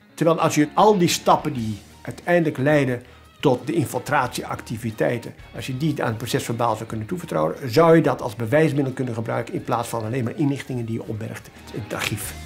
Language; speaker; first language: Dutch; native; Dutch